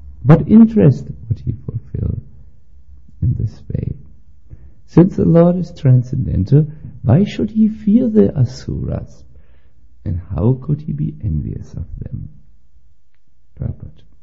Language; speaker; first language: English; non-native, fluent; German